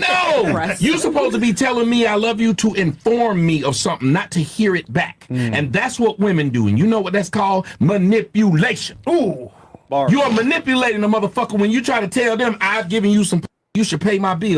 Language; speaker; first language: English; native; English